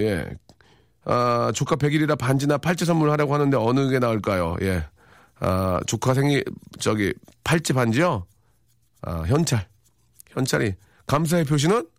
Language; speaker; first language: Korean; native; Korean